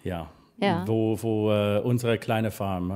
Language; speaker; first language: German; non-native, learner; English